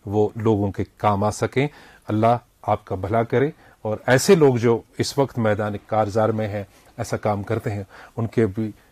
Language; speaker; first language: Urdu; non-native, local second language; Kashmiri